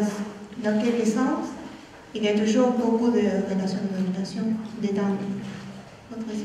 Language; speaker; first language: French; non-native, fluent; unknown